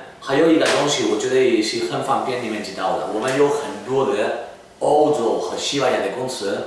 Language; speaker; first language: Chinese; non-native, fluent; Spanish